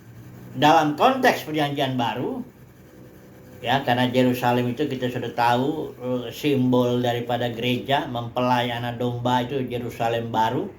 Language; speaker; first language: Indonesian; native; Indonesian